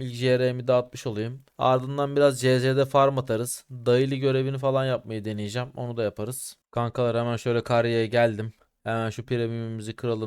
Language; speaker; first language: Turkish; native; Turkish